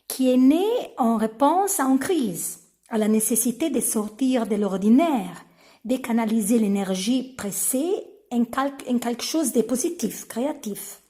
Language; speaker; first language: French; non-native, learner; Italian